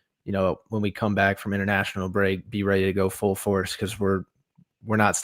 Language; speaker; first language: English; native; English